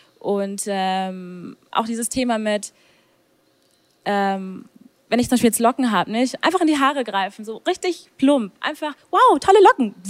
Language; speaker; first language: German; native; German